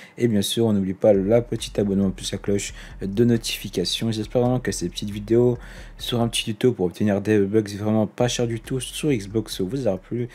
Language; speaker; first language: French; native; French